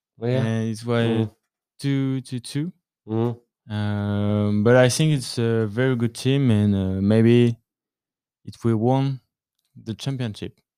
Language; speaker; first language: English; non-native, learner; French